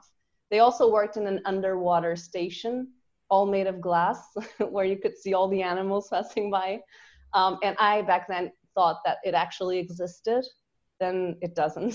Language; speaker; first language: English; non-native, fluent; Portuguese